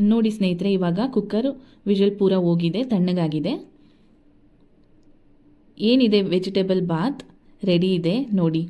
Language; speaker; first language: Kannada; native; Kannada